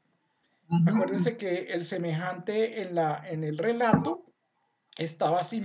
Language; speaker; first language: Spanish; native; Spanish